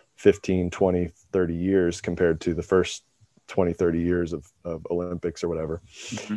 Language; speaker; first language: English; native; English